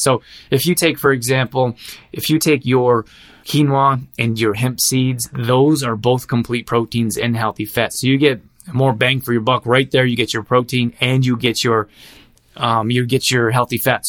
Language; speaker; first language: English; native; English